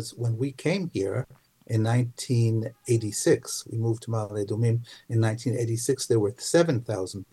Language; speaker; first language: English; native; English